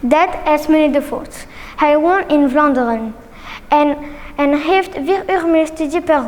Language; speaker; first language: Dutch; non-native, local second language; French